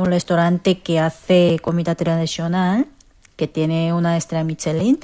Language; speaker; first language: Spanish; non-native, fluent; Korean